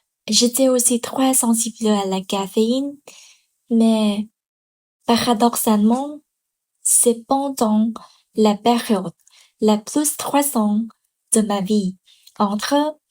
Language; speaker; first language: French; non-native, learner; Vietnamese